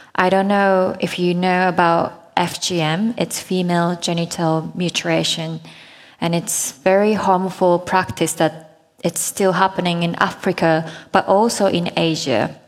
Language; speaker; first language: English; non-native, fluent; Japanese